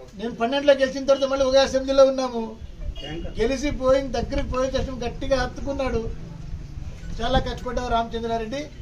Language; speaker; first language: Telugu; native; Telugu